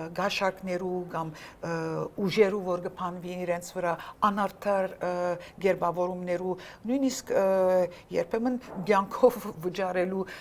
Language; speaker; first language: Armenian; early bilingual, heritage; Armenian